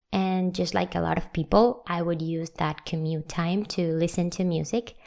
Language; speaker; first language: English; non-native, fluent; Spanish